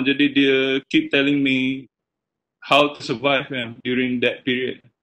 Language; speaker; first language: English; non-native, local second language; Malay